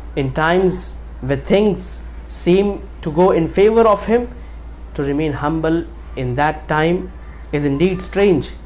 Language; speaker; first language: English; non-native, local second language; Urdu